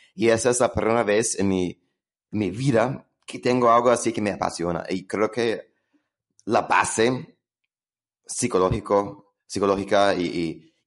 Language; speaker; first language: Spanish; non-native, fluent; English